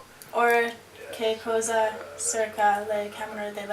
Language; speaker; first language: Italian; non-native, learner; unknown